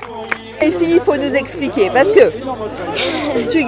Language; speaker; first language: French; native; French